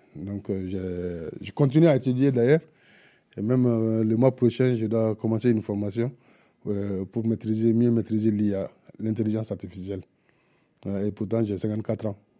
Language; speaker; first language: French; non-native, local second language; Bambara